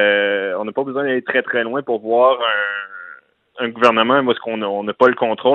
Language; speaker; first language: French; native; French